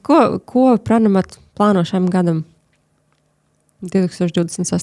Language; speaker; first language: Latvian; native; Latvian